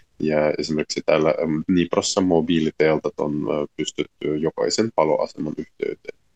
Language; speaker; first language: Finnish; non-native, fluent; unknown